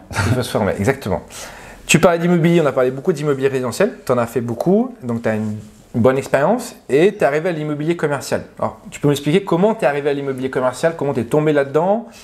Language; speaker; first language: French; native; French